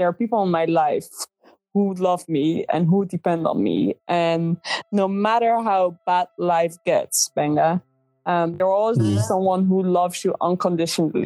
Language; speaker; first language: English; non-native, fluent; Dutch